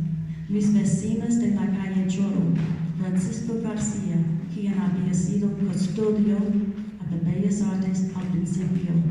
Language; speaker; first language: Spanish; non-native, learner; English